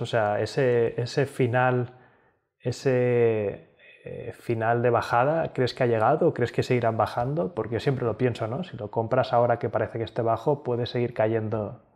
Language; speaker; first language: Spanish; native; Spanish